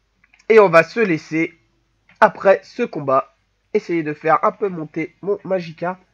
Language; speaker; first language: French; native; French